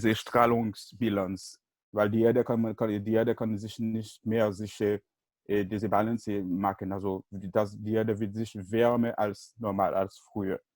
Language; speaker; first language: German; non-native, learner; Haitian Creole